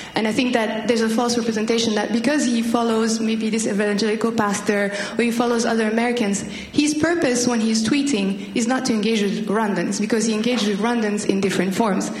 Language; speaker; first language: English; non-native, local second language; Kinyarwanda